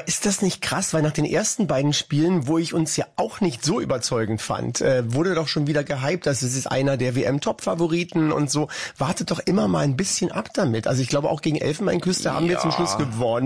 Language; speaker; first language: German; native; German